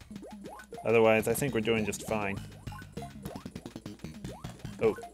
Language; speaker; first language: English; native; English